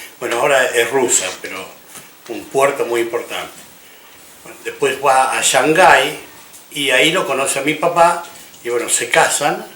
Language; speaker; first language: Spanish; early bilingual, other home language; English